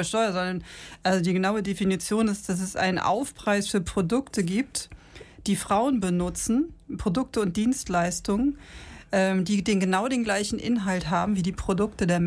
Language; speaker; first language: German; native; German